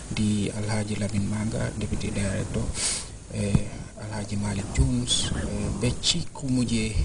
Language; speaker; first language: Wolof; native; Wolof